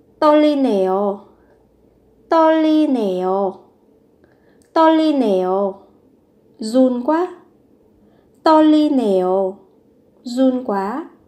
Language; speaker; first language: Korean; non-native, fluent; Vietnamese